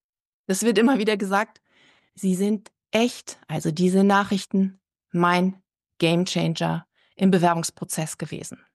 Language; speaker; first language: German; native; German